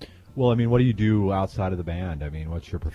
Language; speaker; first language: English; native; English